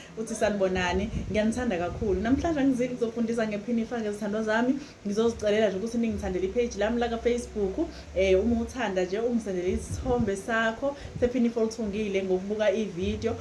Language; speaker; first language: Zulu; non-native, local second language; Southern Sotho